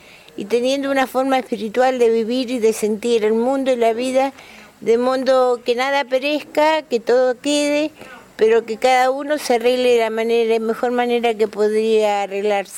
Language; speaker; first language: Spanish; native; Spanish